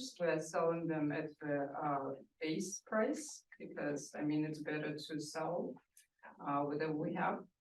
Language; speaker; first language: English; non-native, fluent; Russian